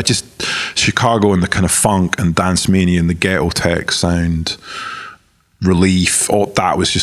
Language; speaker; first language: English; native; English